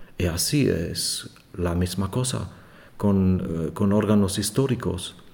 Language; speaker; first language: Spanish; non-native, learner; German